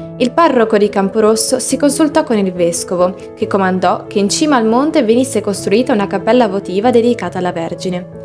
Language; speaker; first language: Italian; native; Italian